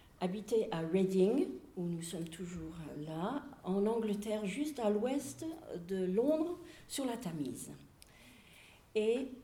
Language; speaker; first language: French; non-native, fluent; English